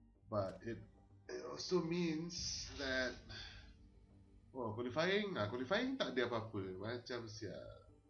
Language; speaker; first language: English; non-native, local second language; Malay